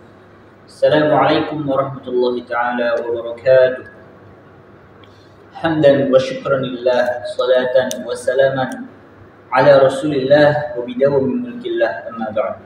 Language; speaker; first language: Arabic; non-native, learner; Indonesian